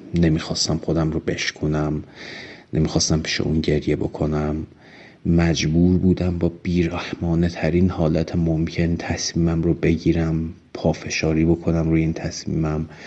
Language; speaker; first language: Persian; native; Persian